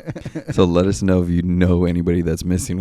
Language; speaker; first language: English; native; English